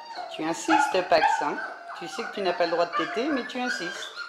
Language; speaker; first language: French; native; French